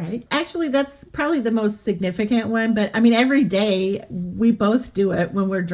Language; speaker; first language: English; native; English